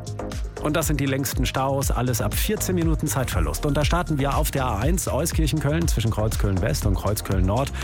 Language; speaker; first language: German; native; German